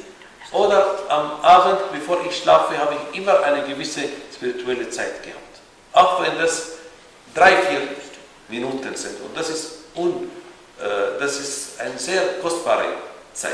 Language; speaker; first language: German; non-native, fluent; Arabic